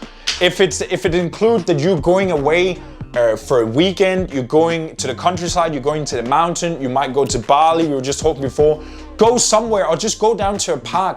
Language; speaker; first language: English; non-native, fluent; Danish